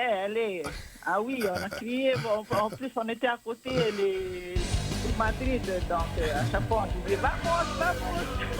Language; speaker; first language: French; non-native, local second language; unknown